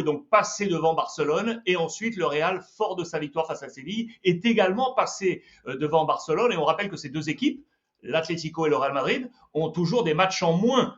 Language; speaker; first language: French; native; French